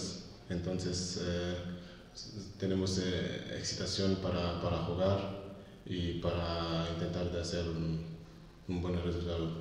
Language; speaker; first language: Spanish; non-native, fluent; French